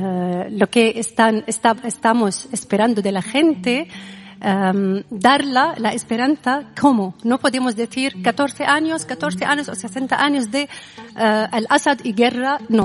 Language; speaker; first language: Spanish; non-native, learner; Arabic